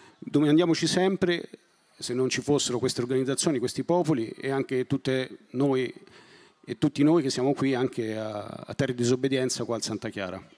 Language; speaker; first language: Italian; native; Italian